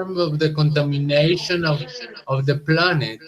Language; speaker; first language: English; non-native, learner; Spanish